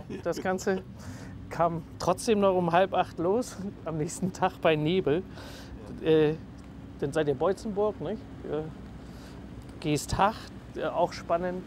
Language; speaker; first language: German; native; German